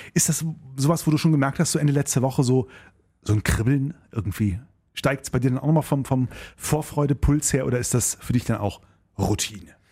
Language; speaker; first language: German; native; German